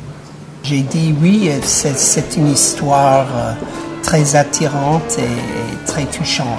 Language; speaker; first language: French; non-native, fluent; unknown